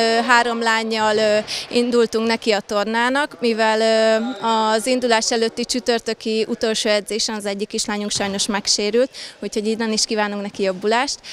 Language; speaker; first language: Hungarian; native; Hungarian